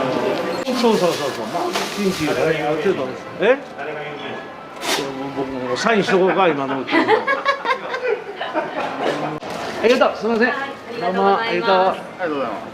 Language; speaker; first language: Japanese; native; Japanese